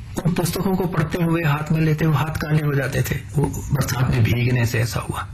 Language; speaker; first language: Hindi; non-native, local second language; Punjabi